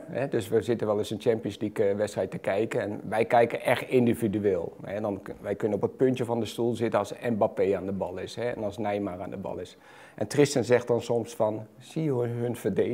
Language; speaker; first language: Dutch; native; Dutch